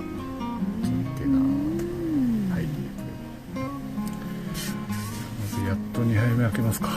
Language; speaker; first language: Japanese; native; Japanese